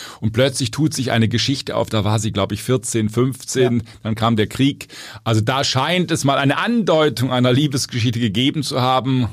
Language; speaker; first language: German; native; German